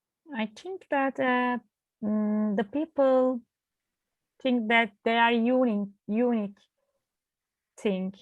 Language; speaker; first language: English; non-native, learner; Turkish